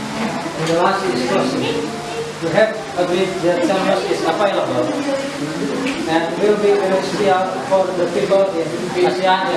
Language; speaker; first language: English; non-native, learner; Indonesian